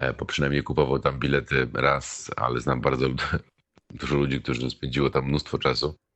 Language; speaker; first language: Polish; native; Polish